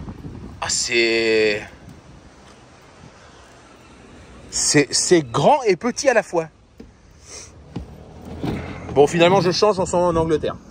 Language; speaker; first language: French; native; French